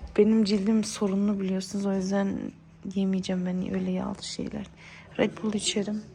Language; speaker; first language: Turkish; early bilingual, heritage; Turkish